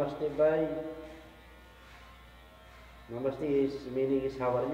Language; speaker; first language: English; non-native, local second language; Filipino